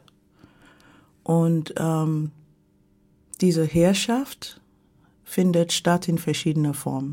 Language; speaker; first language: German; non-native, fluent; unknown